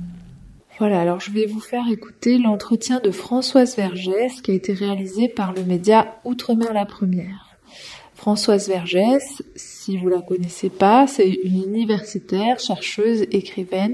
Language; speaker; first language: French; native; French